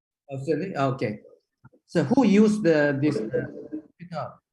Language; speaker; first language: English; non-native, learner; Japanese